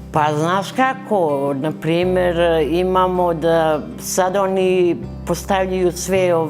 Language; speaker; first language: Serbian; early bilingual, other home language; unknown